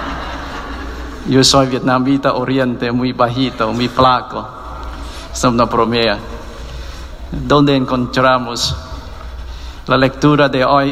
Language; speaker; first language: Spanish; non-native, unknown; Vietnamese